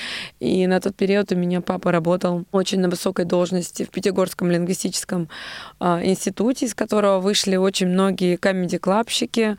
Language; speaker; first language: Russian; native; Russian